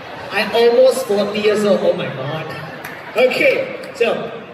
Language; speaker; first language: English; non-native, local second language; Chinese